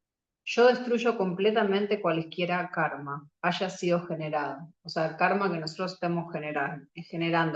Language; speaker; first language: Spanish; native; Spanish